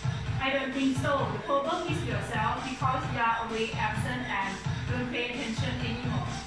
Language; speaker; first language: English; non-native, learner; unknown